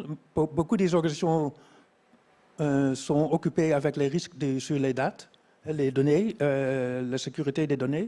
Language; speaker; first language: French; non-native, fluent; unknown